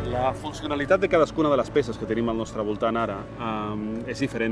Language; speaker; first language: Catalan; native; Catalan